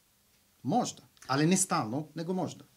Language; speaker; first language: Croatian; non-native, learner; Arabic